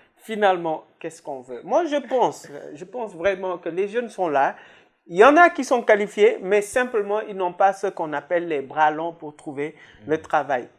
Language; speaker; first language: French; non-native, local second language; Wolof